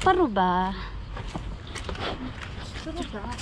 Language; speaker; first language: Korean; early bilingual, other home language; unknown